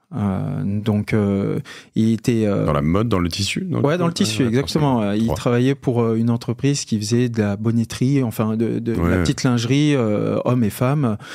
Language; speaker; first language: French; native; French